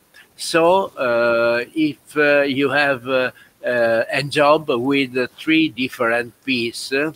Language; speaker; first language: English; non-native, learner; Italian